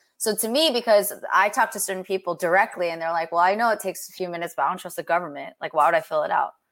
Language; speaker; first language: English; native; English